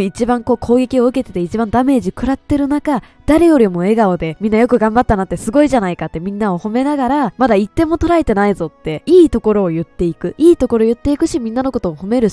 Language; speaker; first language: Japanese; native; Japanese